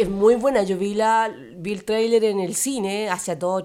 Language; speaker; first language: Spanish; native; Spanish